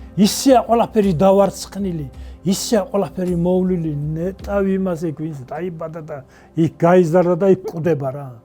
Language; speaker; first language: Georgian; non-native, local second language; Svan